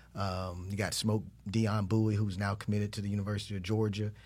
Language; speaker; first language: English; native; English